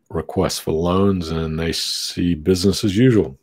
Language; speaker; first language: English; native; English